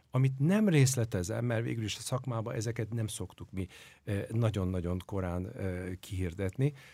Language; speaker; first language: Hungarian; non-native, fluent; Turkish